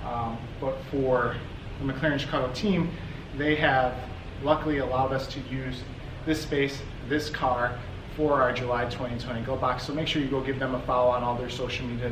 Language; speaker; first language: English; native; English